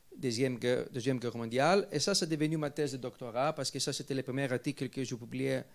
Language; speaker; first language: French; non-native, fluent; Greek